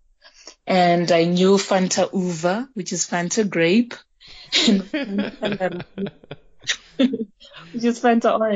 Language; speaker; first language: English; early bilingual, other home language; Shona